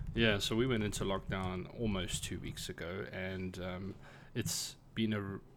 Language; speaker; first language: English; native; English